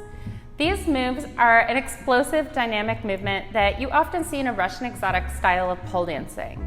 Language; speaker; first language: English; native; English